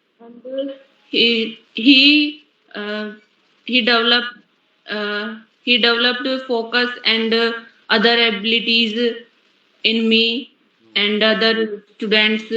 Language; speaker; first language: English; non-native, learner; Hindi